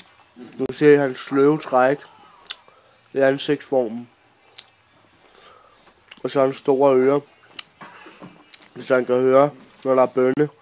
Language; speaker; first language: Danish; native; Danish